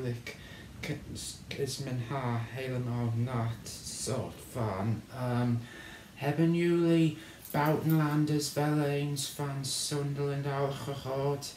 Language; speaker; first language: Dutch; non-native, learner; English